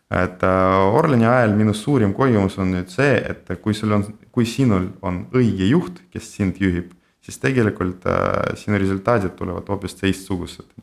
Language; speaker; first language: Estonian; non-native, local second language; Russian